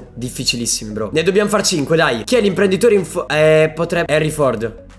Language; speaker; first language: Italian; native; Italian